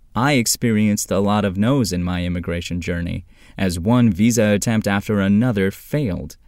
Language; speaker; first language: English; non-native, fluent; Turkish